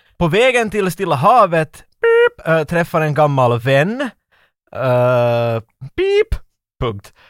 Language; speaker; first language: Swedish; native; Swedish